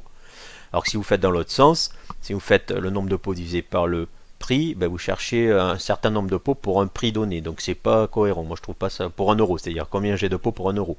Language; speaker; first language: French; native; French